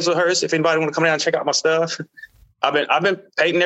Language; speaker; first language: English; native; English